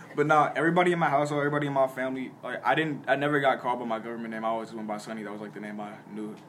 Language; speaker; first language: English; native; English